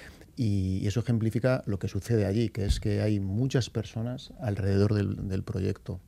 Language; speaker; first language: Spanish; native; Spanish